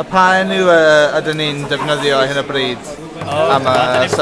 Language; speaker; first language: Welsh; non-native, local second language; English